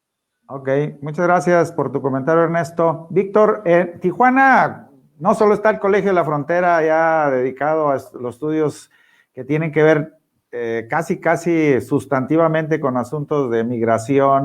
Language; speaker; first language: Spanish; native; Spanish